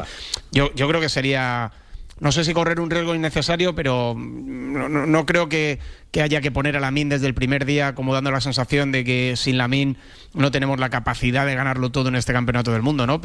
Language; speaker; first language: Spanish; native; Spanish